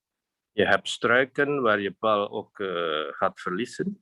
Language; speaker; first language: Dutch; non-native, fluent; Indonesian